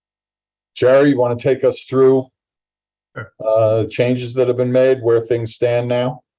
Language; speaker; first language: English; native; English